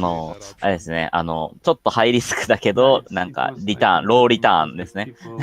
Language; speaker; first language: Japanese; native; Japanese